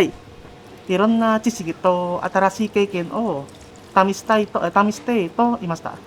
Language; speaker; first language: Japanese; non-native, learner; Indonesian